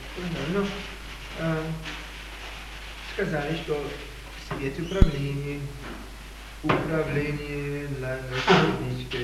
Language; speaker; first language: Russian; non-native, learner; English